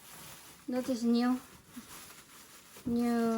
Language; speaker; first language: English; non-native, learner; Filipino